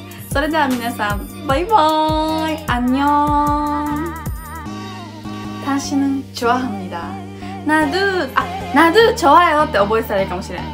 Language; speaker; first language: Japanese; native; Japanese